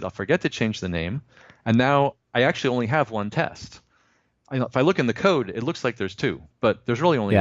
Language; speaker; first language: English; native; English